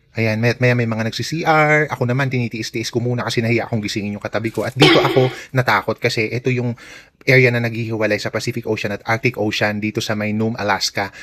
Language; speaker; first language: Filipino; native; Filipino